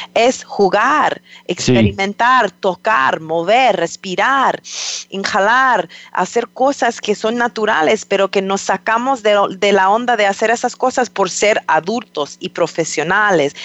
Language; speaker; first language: Spanish; non-native, fluent; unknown